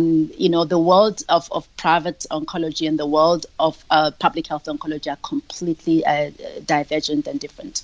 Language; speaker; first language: English; non-native, local second language; Tswana